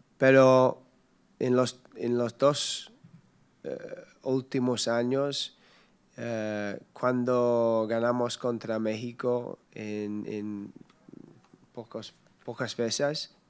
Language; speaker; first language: Spanish; non-native, learner; English